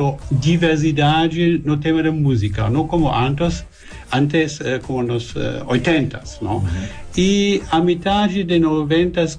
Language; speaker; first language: Portuguese; non-native, learner; German